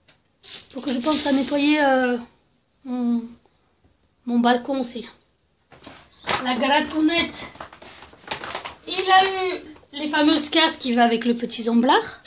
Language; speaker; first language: French; native; French